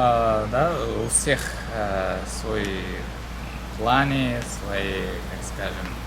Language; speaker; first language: Russian; non-native, learner; Uzbek